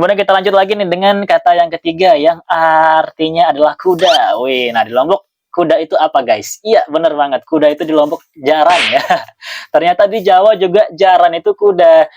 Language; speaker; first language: Indonesian; non-native, local second language; Sasak